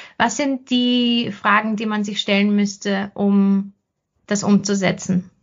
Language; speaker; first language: German; native; German